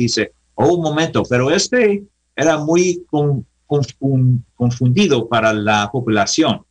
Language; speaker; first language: Spanish; non-native, learner; English